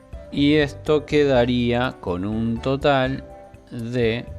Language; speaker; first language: Spanish; native; Spanish